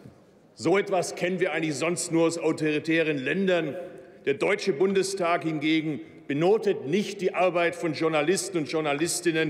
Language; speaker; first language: German; native; German